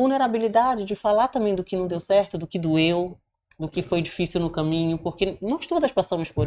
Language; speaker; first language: Portuguese; native; Portuguese